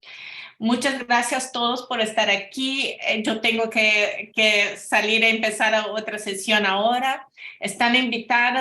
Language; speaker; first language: Spanish; non-native, fluent; Portuguese